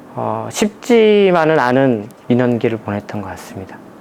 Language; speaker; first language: Korean; native; Korean